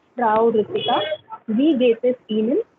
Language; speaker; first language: German; non-native, learner; Hindi